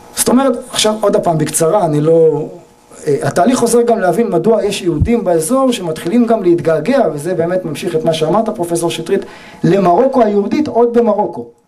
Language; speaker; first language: Hebrew; native; Hebrew